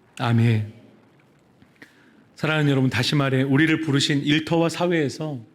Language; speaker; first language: Korean; native; Korean